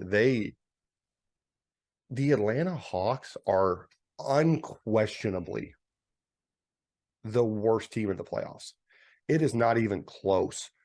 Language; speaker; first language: English; native; English